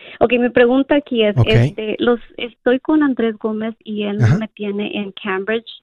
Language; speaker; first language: Spanish; early bilingual, other home language; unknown